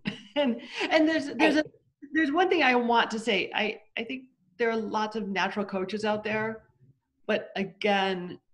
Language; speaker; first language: English; native; English